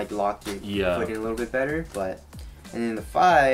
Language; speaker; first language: English; native; English